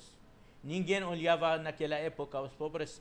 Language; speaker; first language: Portuguese; non-native, fluent; Arabic